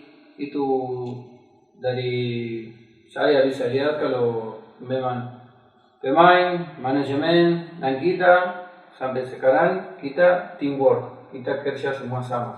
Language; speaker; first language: Indonesian; non-native, fluent; Spanish